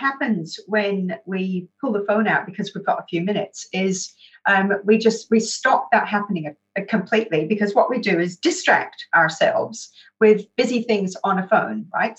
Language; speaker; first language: English; native; English